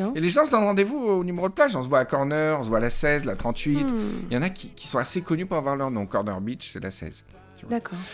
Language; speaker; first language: French; native; French